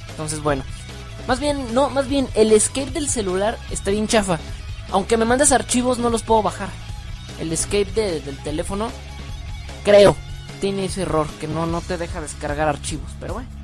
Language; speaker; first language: Spanish; native; Spanish